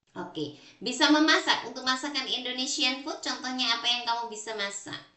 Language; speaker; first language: Indonesian; native; Indonesian